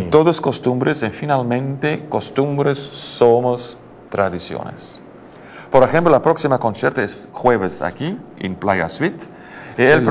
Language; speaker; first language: Spanish; non-native, learner; Dutch